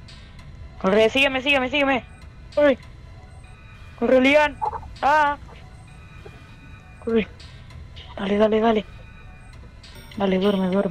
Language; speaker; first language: Spanish; native; Spanish